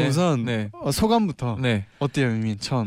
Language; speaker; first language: Korean; native; Korean